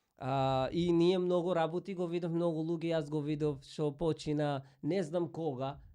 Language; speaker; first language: Macedonian; non-native, fluent; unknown